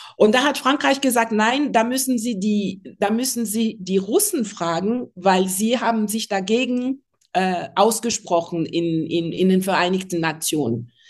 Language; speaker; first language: German; non-native, fluent; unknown